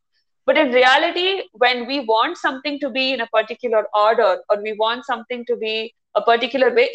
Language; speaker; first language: English; non-native, local second language; Tamil